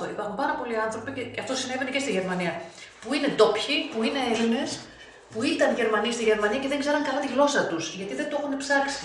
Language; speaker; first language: Greek; native; Greek